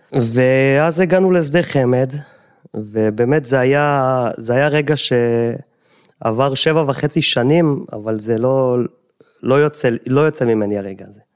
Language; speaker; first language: Hebrew; native; Hebrew